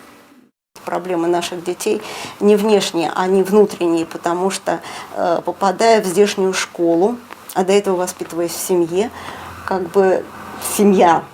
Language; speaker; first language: Russian; native; Russian